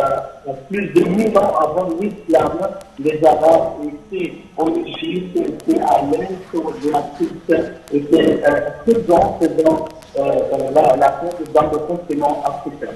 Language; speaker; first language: French; non-native, fluent; Arabic